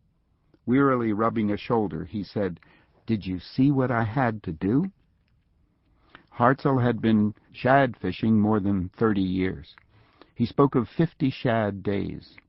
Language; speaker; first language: English; native; English